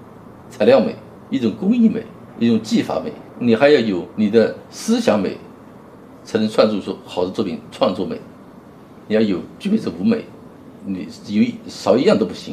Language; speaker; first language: Chinese; native; Chinese